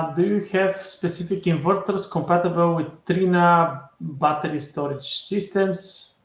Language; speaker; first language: English; non-native, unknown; Bulgarian